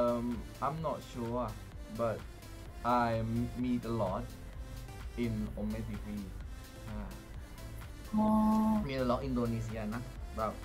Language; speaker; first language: English; non-native, fluent; Indonesian